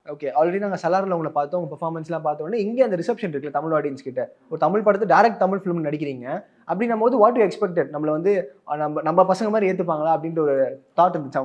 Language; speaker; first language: Tamil; native; Tamil